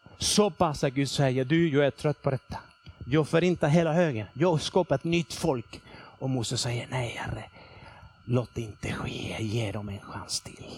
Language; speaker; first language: Swedish; non-native, fluent; Spanish